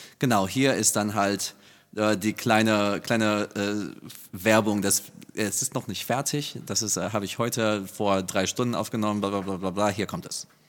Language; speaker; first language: German; non-native, fluent; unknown